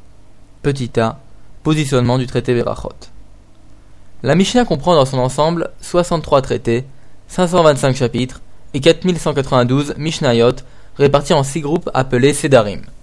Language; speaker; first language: French; native; French